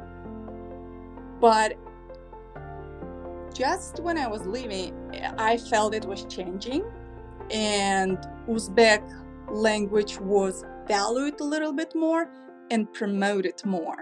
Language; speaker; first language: English; non-native, fluent; Uzbek